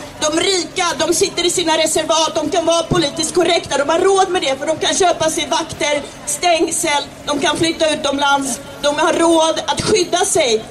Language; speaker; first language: Swedish; early bilingual, other home language; Czech